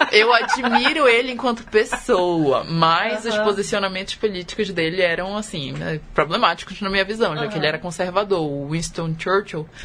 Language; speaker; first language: Portuguese; native; Portuguese